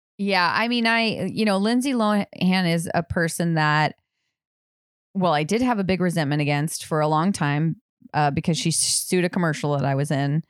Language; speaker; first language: English; native; English